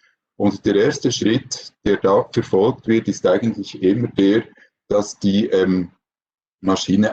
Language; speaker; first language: German; native; German